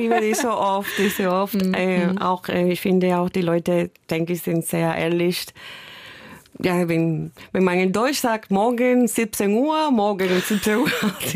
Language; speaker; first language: German; non-native, fluent; Spanish